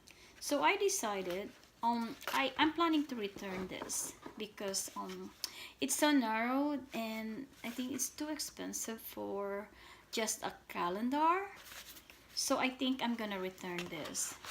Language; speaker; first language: English; non-native, fluent; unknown